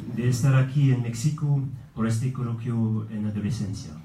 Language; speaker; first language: Spanish; non-native, learner; French